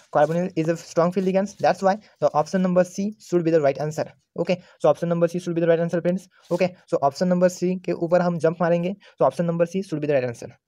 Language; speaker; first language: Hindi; non-native, local second language; Marathi